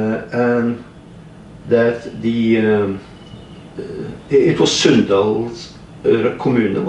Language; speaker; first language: English; non-native, fluent; Norwegian